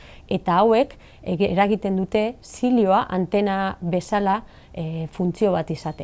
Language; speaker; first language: Basque; non-native, local second language; Spanish